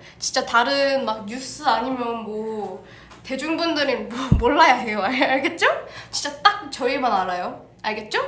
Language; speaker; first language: Korean; early bilingual, heritage; English